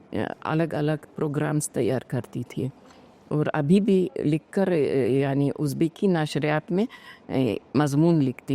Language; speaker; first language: Hindi; non-native, fluent; Uzbek